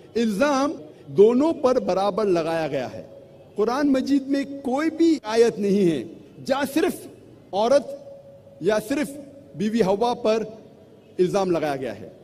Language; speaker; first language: Urdu; non-native, local second language; Konkani